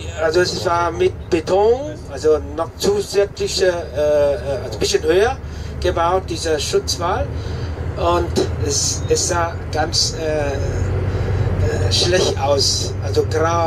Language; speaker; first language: German; non-native, fluent; Vietnamese